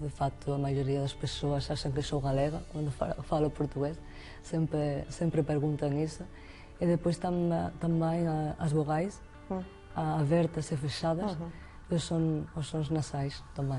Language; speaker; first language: Portuguese; non-native, fluent; Spanish